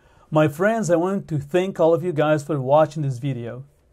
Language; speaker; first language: English; non-native, fluent; Portuguese